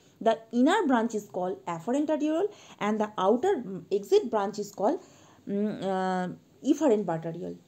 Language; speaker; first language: English; non-native, local second language; Bangla